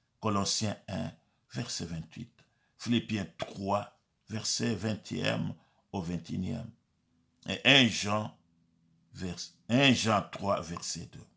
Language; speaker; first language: French; non-native, local second language; Lingala